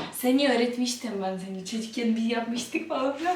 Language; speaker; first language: Turkish; non-native, learner; Ukrainian